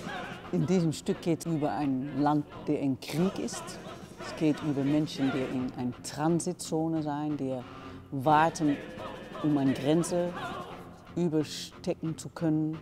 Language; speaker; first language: German; non-native, fluent; Dutch